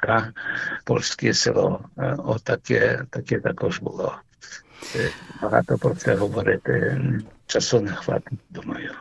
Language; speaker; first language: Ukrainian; early bilingual, heritage; Ukrainian